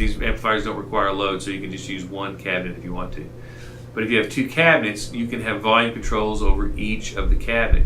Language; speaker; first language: English; native; English